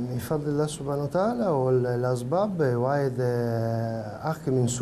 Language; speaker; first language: Arabic; non-native, learner; Italian